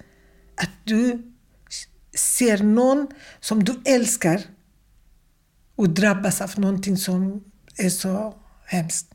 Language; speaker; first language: Swedish; non-native, fluent; Kurdish